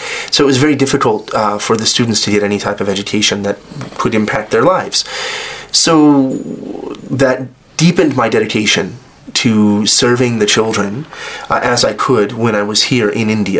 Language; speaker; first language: English; native; English